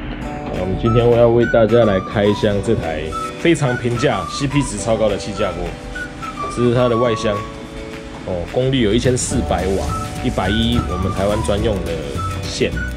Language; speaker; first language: Chinese; native; Chinese